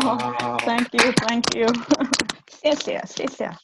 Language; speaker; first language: English; non-native, learner; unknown